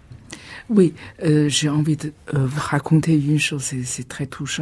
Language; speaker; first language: French; non-native, fluent; Chinese